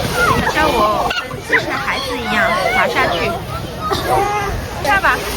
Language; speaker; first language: Chinese; early bilingual, heritage; Chinese